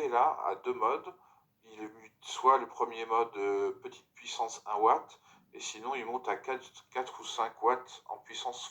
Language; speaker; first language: French; native; French